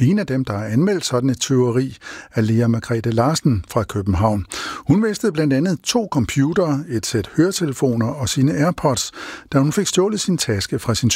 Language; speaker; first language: Danish; native; Danish